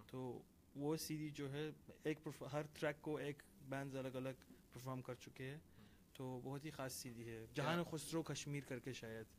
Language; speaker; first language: Hindi; non-native, fluent; Persian